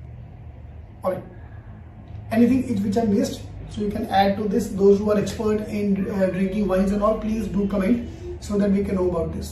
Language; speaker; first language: English; non-native, local second language; Hindi